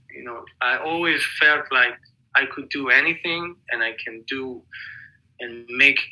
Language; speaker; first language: English; non-native, fluent; Hebrew